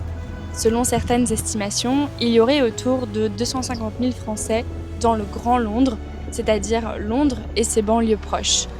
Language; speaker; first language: French; native; French